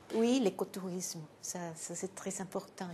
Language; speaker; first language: French; non-native, fluent; Spanish